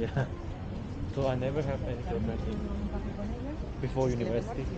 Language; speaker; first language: English; non-native, learner; Chinese